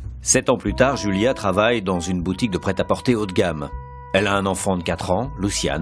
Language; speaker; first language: French; native; French